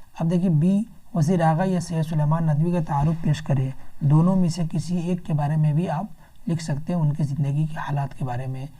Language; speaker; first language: Urdu; native; Urdu